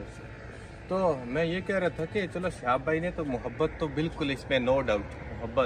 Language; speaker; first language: Hindi; native; Hindi